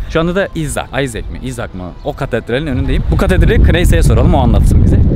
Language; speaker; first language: Turkish; native; Turkish